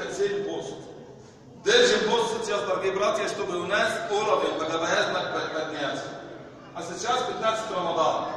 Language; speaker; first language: Russian; non-native, fluent; Arabic